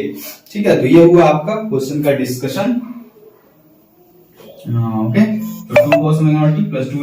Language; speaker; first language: Hindi; native; Hindi